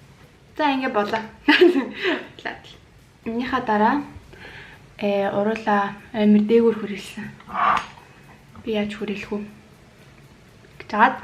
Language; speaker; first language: Mongolian; native; Mongolian